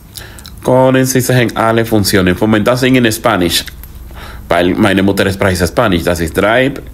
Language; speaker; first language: German; non-native, learner; Spanish